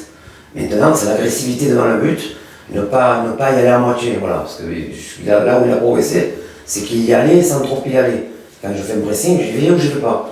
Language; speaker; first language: French; native; French